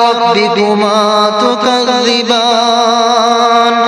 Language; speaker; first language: Arabic; native; Arabic